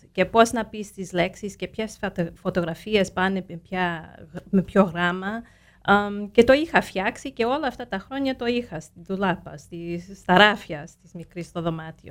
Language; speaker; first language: Greek; early bilingual, heritage; Greek